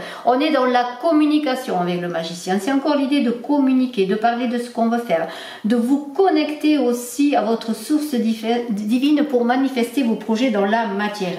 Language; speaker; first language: French; native; French